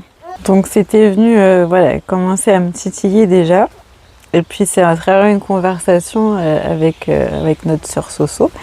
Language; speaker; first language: French; native; French